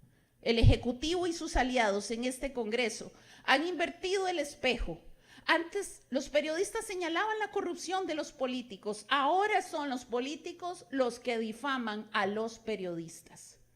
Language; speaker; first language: Spanish; native; Spanish